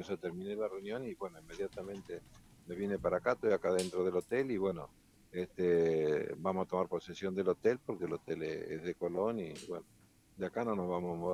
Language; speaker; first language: Spanish; native; Spanish